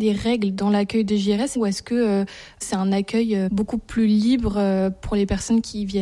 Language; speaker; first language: French; native; French